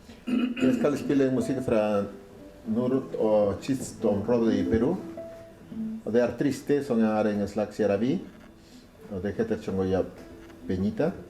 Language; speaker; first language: Swedish; non-native, learner; Spanish